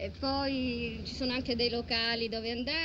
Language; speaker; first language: Italian; native; Italian